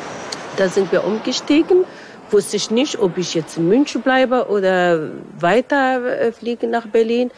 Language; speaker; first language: German; non-native, fluent; Arabic